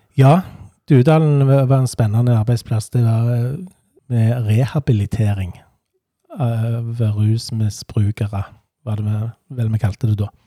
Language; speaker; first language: Norwegian; native; Norwegian